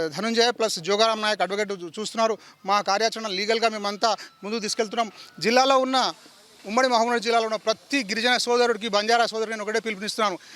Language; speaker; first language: Telugu; non-native, local second language; Lambadi